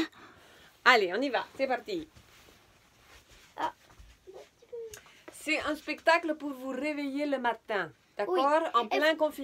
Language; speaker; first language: French; native; French